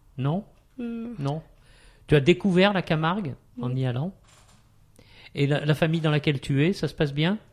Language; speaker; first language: French; native; French